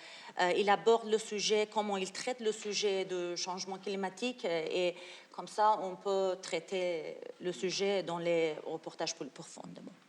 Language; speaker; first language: French; non-native, learner; Persian